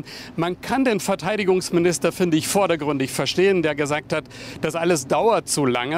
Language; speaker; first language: German; native; German